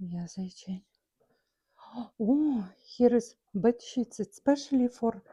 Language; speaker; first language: English; non-native, learner; Russian